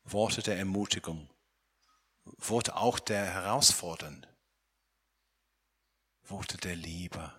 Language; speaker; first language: German; non-native, fluent; English